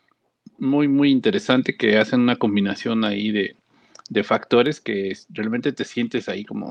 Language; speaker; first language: Spanish; native; Spanish